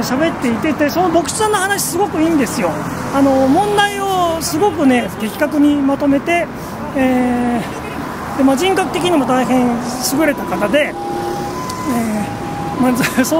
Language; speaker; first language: Japanese; native; Japanese